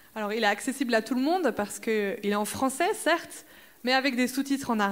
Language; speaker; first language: French; native; French